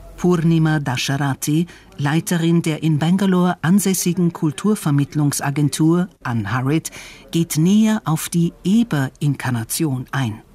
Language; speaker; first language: German; native; German